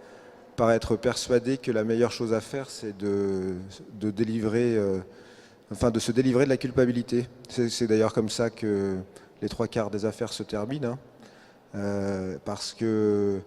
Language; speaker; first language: French; native; French